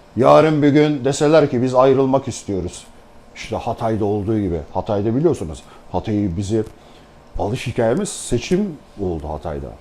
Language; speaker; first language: Turkish; native; Turkish